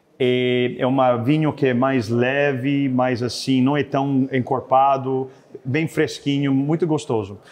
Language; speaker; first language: Portuguese; non-native, fluent; French